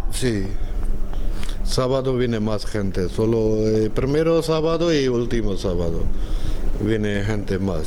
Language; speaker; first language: Spanish; non-native, learner; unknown